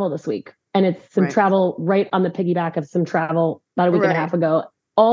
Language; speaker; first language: English; native; English